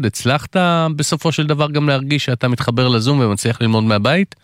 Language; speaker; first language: Hebrew; native; Hebrew